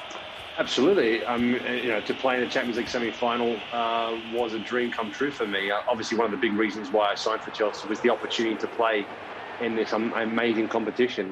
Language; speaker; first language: English; native; English